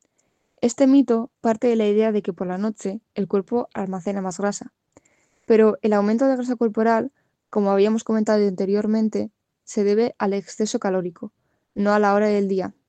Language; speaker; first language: Spanish; native; Spanish